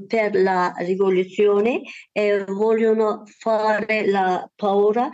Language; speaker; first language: Italian; non-native, learner; Turkish